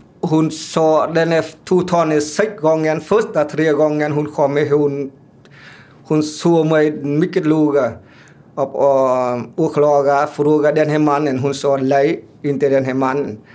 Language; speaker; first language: Swedish; non-native, learner; Vietnamese